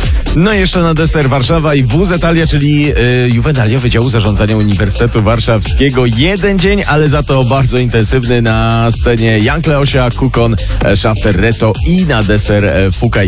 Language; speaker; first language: Polish; native; Polish